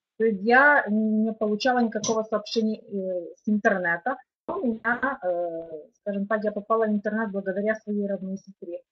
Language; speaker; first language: Russian; non-native, local second language; Ukrainian